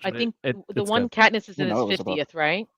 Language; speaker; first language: English; native; English